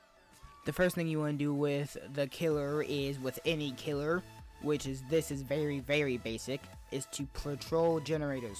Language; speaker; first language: English; native; English